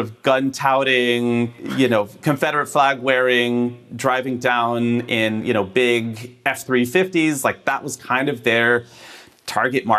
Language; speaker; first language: English; native; English